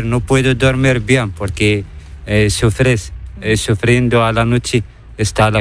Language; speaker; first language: Spanish; non-native, learner; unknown